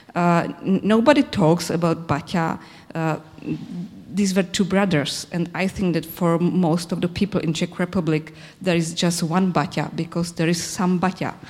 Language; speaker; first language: English; non-native, fluent; Czech